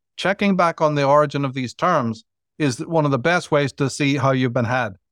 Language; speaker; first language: English; native; English